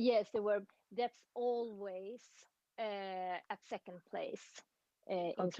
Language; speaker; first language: English; non-native, fluent; Swedish